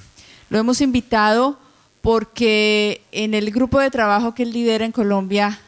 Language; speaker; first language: Spanish; native; Spanish